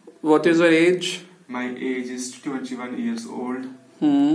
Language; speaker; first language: English; non-native, learner; Punjabi